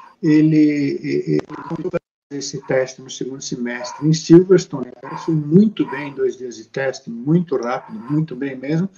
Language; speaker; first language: Portuguese; native; Portuguese